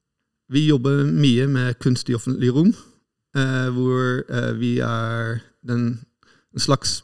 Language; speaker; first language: Norwegian; non-native, fluent; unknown